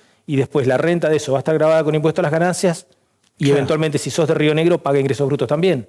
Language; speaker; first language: Spanish; native; Spanish